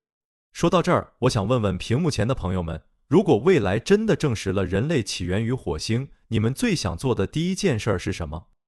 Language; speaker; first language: Chinese; native; Chinese